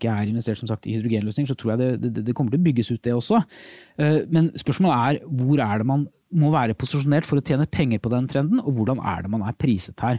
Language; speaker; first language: Norwegian; native; Norwegian